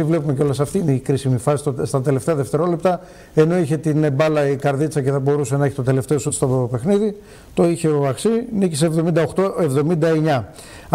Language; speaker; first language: Greek; native; Greek